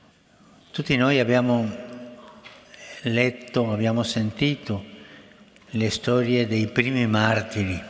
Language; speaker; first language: Italian; non-native, fluent; Spanish